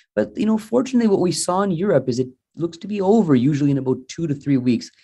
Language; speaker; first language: English; native; English